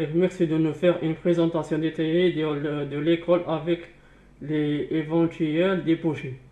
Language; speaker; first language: French; non-native, local second language; Arabic